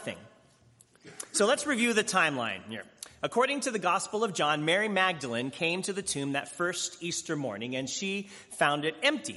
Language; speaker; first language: English; native; English